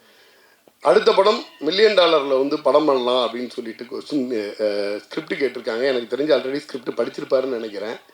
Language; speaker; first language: Tamil; native; Tamil